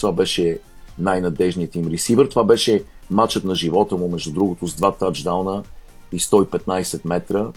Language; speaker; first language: Bulgarian; native; Bulgarian